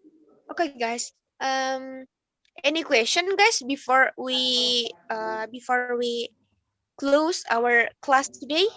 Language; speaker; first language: English; non-native, learner; Indonesian